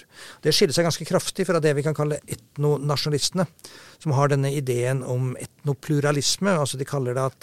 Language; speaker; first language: Norwegian; native; Norwegian